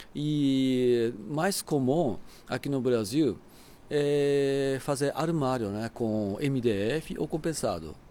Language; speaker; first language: Portuguese; non-native, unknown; Japanese